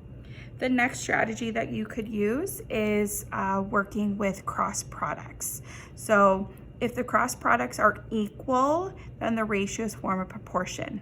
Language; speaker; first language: English; native; English